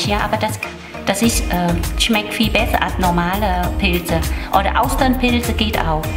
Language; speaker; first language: German; non-native, learner; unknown